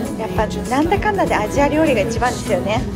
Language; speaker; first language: Japanese; native; Japanese